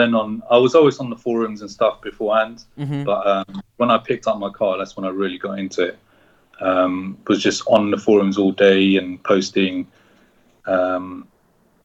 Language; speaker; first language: English; native; English